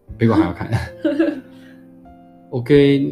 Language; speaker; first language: Chinese; native; Chinese